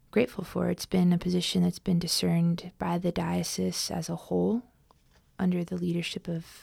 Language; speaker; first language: English; native; English